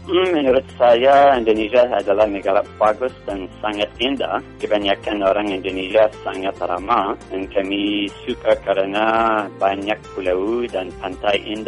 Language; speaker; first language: Indonesian; non-native, learner; English